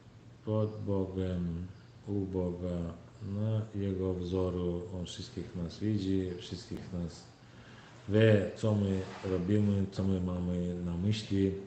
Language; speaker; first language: Polish; non-native, learner; Turkmen